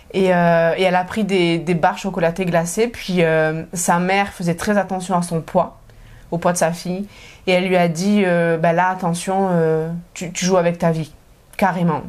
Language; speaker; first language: French; native; French